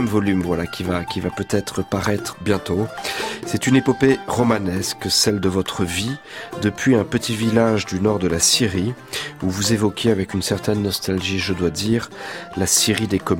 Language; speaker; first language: French; native; French